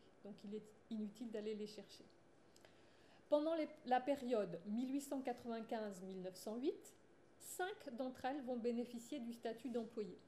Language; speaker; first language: French; native; French